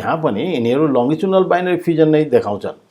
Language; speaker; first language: Nepali; native; Nepali